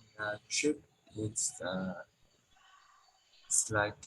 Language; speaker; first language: English; non-native, learner; Vietnamese